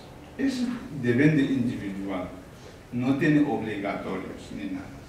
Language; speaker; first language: Spanish; non-native, learner; Tibetan